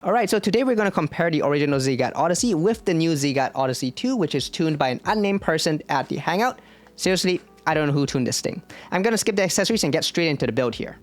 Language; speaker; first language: English; native; English